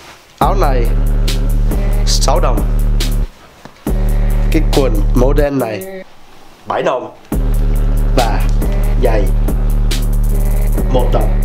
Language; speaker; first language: Vietnamese; early bilingual, heritage; Vietnamese